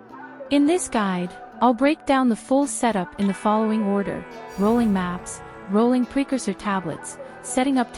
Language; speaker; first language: English; native; English